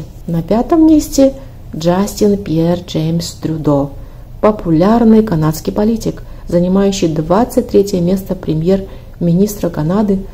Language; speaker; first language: Russian; native; Russian